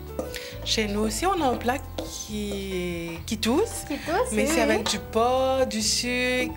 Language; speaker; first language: French; non-native, local second language; Morisyen